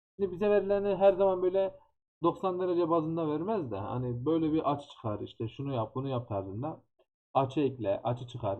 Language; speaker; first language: Turkish; native; Turkish